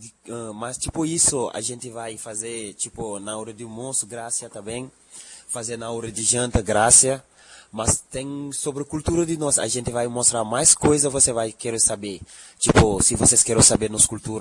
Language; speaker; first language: Portuguese; non-native, learner; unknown